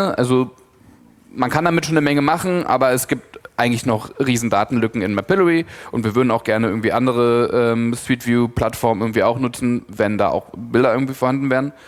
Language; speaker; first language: German; native; German